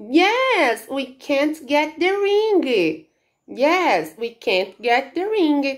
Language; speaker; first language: English; non-native, learner; Portuguese